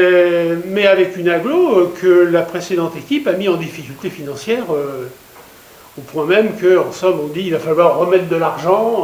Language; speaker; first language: French; native; French